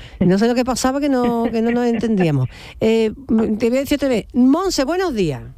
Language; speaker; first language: Spanish; native; Spanish